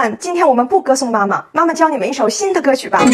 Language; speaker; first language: Chinese; native; Chinese